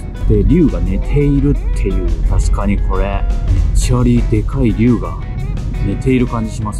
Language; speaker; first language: Japanese; native; Japanese